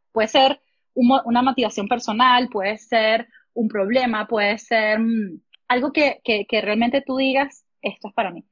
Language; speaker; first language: Spanish; native; Spanish